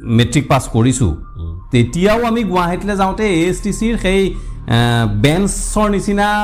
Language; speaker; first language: Assamese; native; Assamese